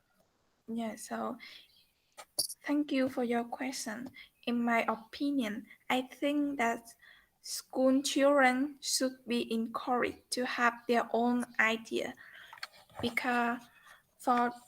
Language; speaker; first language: English; non-native, learner; Vietnamese